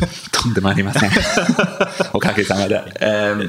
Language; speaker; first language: Japanese; non-native, learner; English